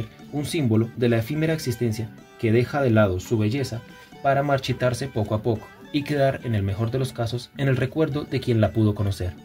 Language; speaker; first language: Spanish; native; Spanish